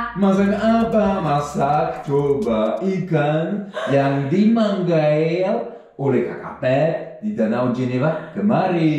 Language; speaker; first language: Indonesian; non-native, learner; French